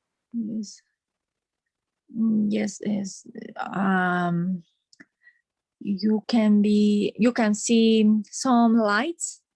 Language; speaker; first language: English; non-native, learner; Spanish